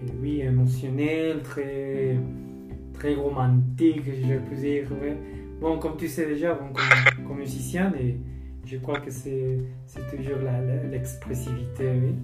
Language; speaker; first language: French; non-native, learner; Spanish